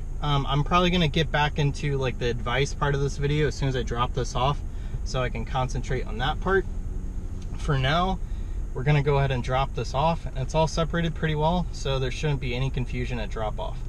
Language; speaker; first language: English; native; English